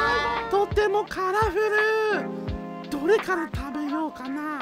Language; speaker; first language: Japanese; non-native, fluent; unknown